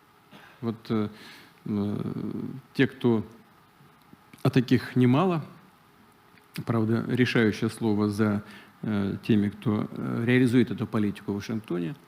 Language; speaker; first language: Russian; native; Russian